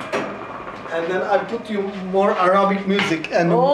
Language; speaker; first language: English; non-native, learner; Arabic